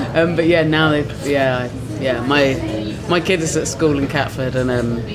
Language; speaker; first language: English; native; English